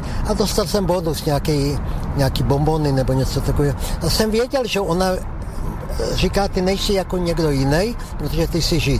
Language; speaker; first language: Czech; non-native, local second language; Slovak